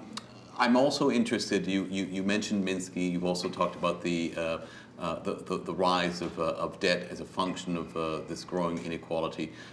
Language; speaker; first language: English; native; English